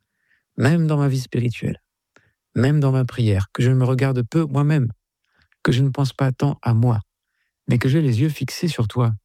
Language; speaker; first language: French; native; French